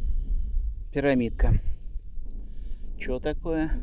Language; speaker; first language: Russian; native; Russian